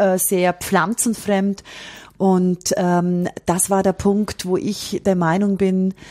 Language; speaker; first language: German; native; German